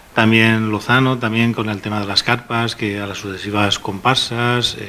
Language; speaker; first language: Spanish; non-native, local second language; Catalan